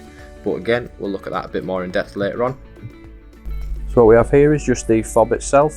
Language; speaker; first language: English; native; English